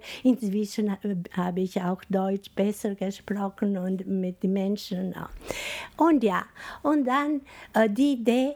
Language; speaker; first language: German; non-native, fluent; Albanian